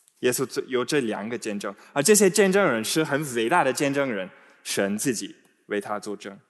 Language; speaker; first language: Chinese; non-native, fluent; English